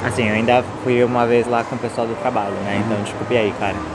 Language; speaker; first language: Portuguese; native; Portuguese